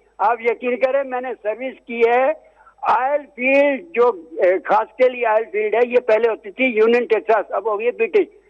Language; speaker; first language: Urdu; non-native, local second language; Sindhi